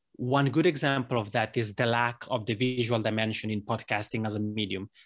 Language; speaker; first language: English; non-native, fluent; Italian